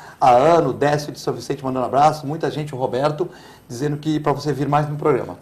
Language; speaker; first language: Portuguese; native; Portuguese